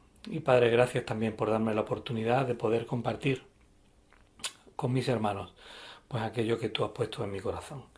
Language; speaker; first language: Spanish; native; Spanish